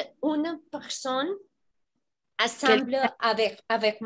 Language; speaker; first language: French; non-native, learner; Spanish